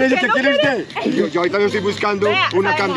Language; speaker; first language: Spanish; native; Spanish